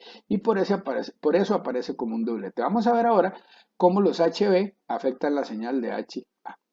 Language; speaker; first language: Spanish; native; Spanish